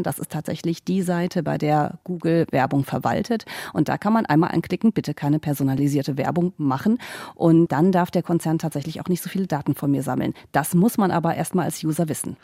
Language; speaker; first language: German; native; German